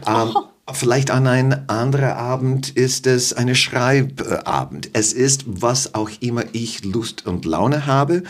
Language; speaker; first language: German; non-native, fluent; English